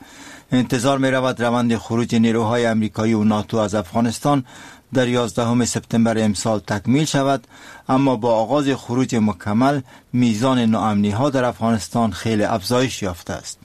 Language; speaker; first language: Persian; native; Persian